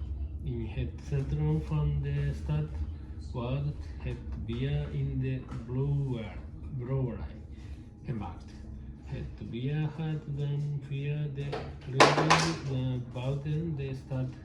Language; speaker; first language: Dutch; non-native, learner; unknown